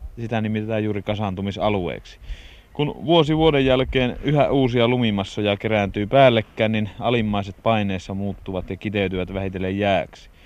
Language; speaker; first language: Finnish; native; Finnish